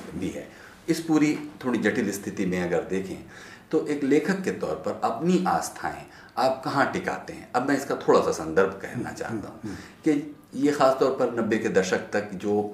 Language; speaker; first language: Hindi; native; Hindi